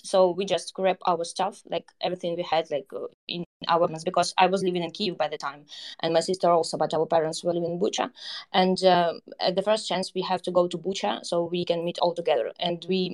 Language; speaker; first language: English; non-native, fluent; Ukrainian